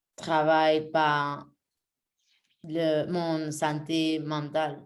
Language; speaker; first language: French; non-native, learner; Spanish